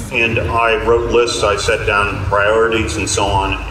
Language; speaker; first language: English; native; English